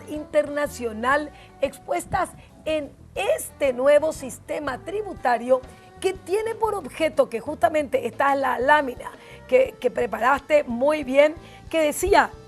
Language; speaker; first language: Spanish; native; Spanish